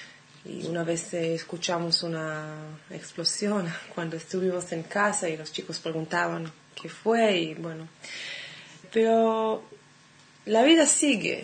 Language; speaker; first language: Spanish; non-native, fluent; Hebrew